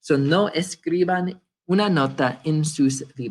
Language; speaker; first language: Spanish; non-native, fluent; English